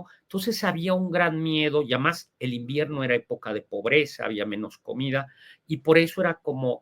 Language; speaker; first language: Spanish; native; Spanish